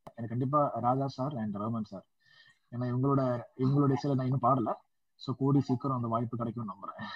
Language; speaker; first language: Tamil; non-native, local second language; Malayalam